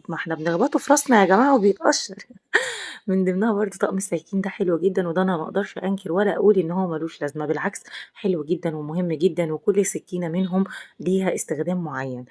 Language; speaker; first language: Arabic; native; Arabic